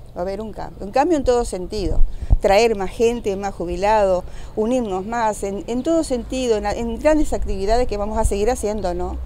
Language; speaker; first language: Spanish; native; Spanish